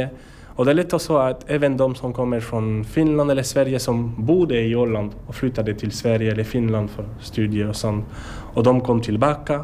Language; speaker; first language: Swedish; non-native, learner; French